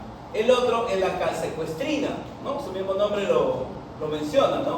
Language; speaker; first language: Spanish; native; Spanish